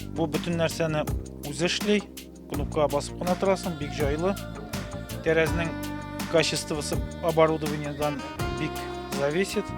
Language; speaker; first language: Tatar; native; Tatar